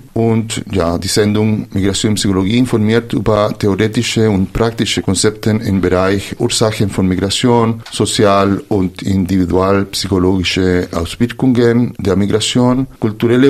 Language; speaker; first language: German; non-native, fluent; Spanish